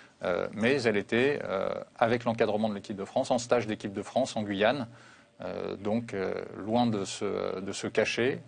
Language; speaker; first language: French; native; French